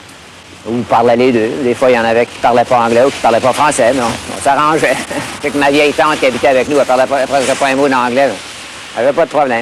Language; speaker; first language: French; native; French